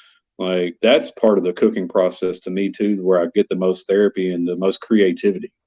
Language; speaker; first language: English; native; English